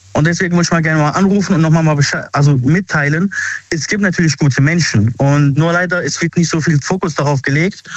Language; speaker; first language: German; early bilingual, other home language; Arabic